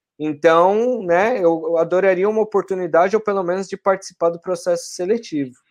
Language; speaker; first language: Portuguese; native; Portuguese